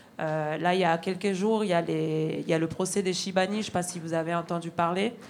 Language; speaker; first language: French; non-native, fluent; Spanish